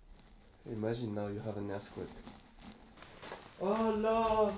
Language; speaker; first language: English; non-native, fluent; French